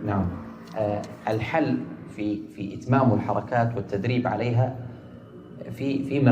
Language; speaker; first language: Arabic; native; Arabic